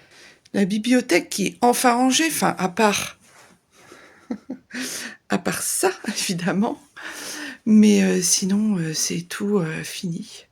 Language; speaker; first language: French; native; French